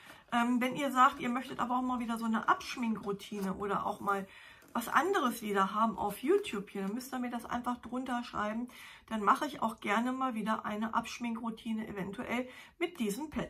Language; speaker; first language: German; native; German